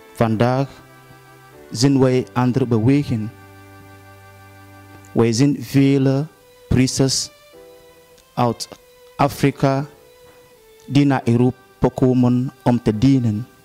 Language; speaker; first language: Dutch; non-native, fluent; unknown